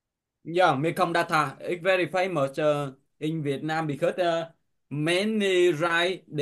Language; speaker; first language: English; non-native, learner; Vietnamese